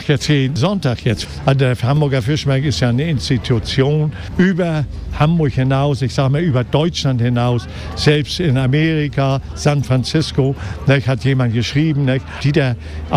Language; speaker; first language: German; native; German